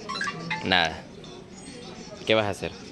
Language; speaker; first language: Spanish; native; Spanish